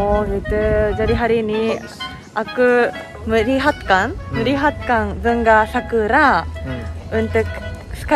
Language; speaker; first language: Indonesian; non-native, learner; Japanese